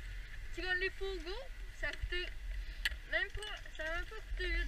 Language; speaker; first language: French; native; French